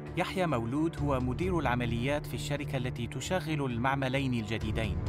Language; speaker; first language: Arabic; native; Arabic